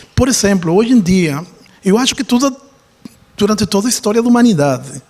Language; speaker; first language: Portuguese; non-native, fluent; Spanish